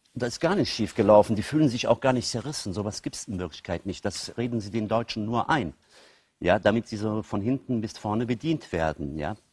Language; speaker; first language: German; early bilingual, other home language; Turkish